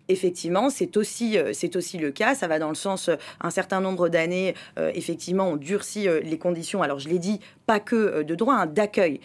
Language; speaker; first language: French; native; French